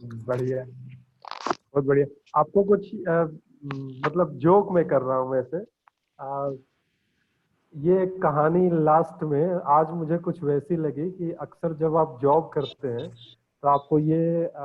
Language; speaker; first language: Hindi; native; Hindi